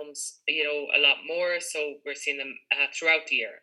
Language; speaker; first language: English; native; English